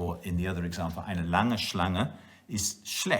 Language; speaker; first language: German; non-native, learner; Welsh